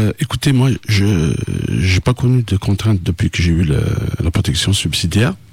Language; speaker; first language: French; non-native, local second language; Kabyle